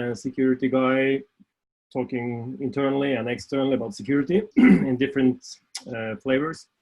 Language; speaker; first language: English; non-native, fluent; Norwegian